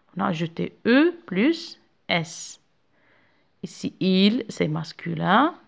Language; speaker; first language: French; non-native, local second language; Arabic